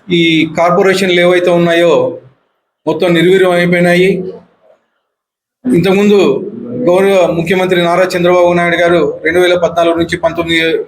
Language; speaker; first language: Telugu; native; Telugu